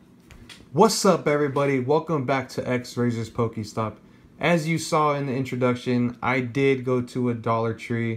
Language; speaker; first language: English; native; English